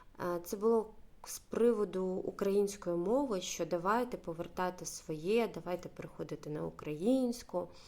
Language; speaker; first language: Ukrainian; native; Ukrainian